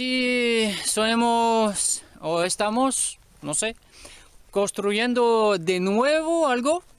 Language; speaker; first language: Spanish; non-native, learner; French